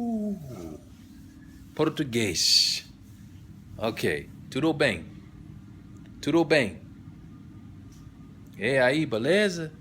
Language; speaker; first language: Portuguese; non-native, learner; English